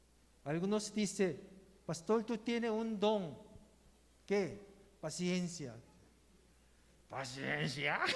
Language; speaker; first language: Spanish; non-native, learner; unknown